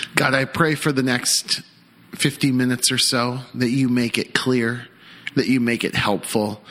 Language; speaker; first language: English; native; English